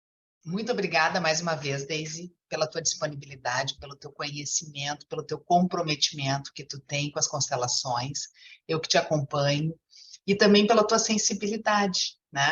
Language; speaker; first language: Portuguese; native; Portuguese